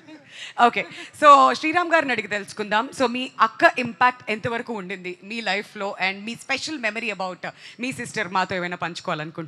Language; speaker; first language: Telugu; native; Telugu